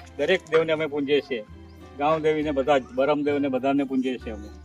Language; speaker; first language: Gujarati; non-native, local second language; Kukna